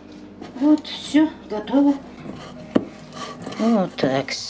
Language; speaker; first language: Russian; non-native, local second language; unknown